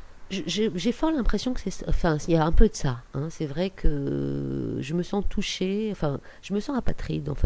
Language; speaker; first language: French; native; French